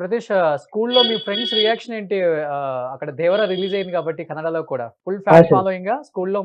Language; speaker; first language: Telugu; native; Telugu